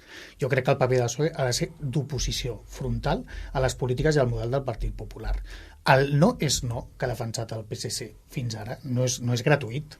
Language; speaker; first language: Catalan; native; Catalan